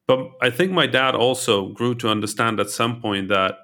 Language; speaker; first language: English; early bilingual, heritage; Dutch